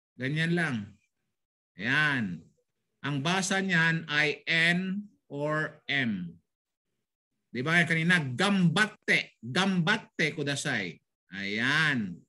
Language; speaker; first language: Filipino; native; Filipino